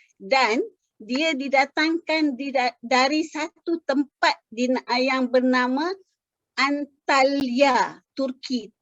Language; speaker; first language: Malay; native; Malay